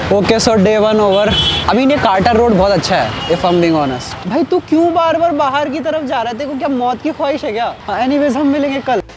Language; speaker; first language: Hindi; native; Hindi